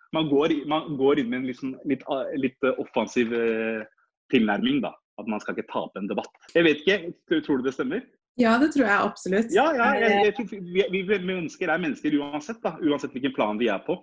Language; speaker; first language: Norwegian; early bilingual, other home language; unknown